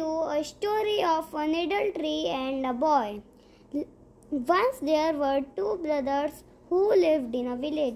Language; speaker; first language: English; non-native, learner; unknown